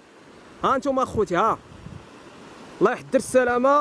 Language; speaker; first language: Arabic; native; Arabic